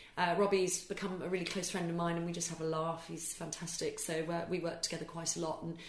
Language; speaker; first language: English; native; English